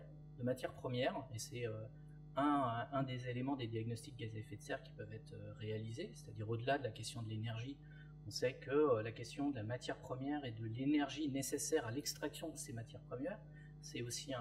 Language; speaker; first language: French; native; French